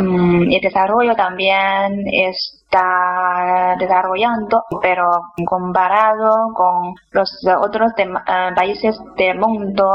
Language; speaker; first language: Spanish; non-native, fluent; Chinese